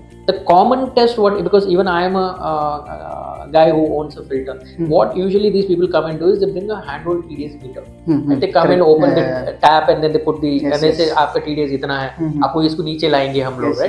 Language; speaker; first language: English; non-native, local second language; Hindi